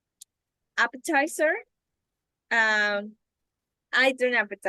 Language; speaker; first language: English; non-native, learner; Spanish